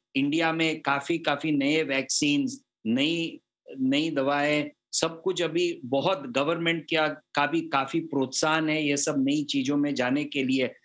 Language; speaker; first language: Hindi; non-native, local second language; Gujarati